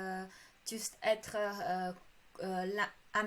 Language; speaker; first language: French; non-native, learner; Khmer